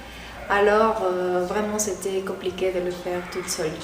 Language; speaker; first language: French; non-native, learner; Spanish